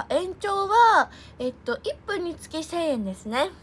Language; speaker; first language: Japanese; native; Japanese